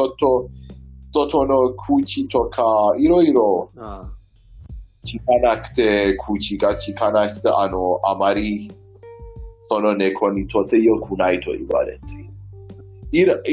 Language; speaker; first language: Japanese; non-native, learner; Persian